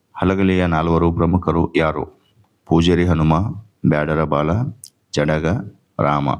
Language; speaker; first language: Kannada; native; Kannada